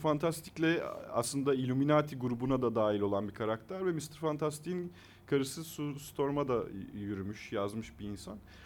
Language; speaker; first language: Turkish; native; Turkish